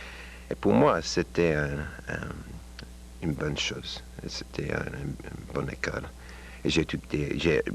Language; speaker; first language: French; non-native, learner; English